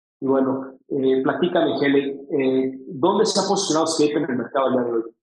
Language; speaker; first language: Spanish; native; Spanish